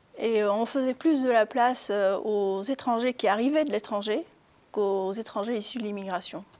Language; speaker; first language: French; early bilingual, other home language; Arabic